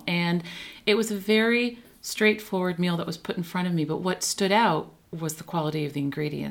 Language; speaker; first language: English; native; English